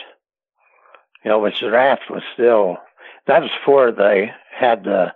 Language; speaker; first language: English; native; English